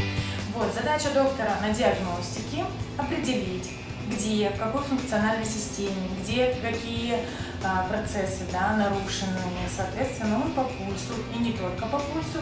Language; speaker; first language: Russian; native; Russian